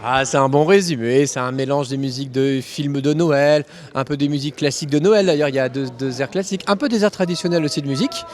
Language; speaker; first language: French; native; French